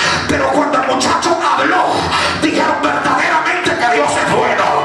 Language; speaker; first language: Spanish; native; Spanish